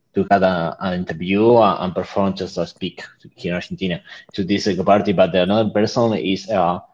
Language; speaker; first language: English; non-native, learner; Spanish